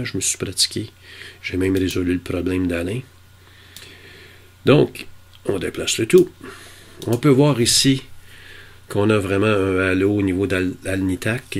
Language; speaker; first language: French; native; French